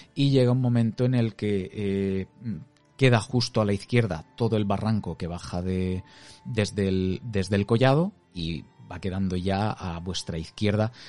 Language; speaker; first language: Spanish; native; Spanish